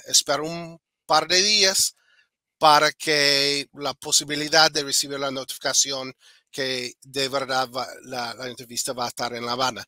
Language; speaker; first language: Spanish; non-native, fluent; English